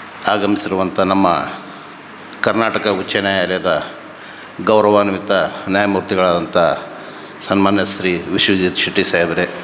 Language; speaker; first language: Kannada; native; Kannada